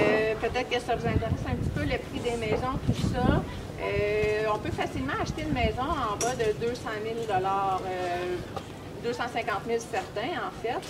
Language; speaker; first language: French; native; French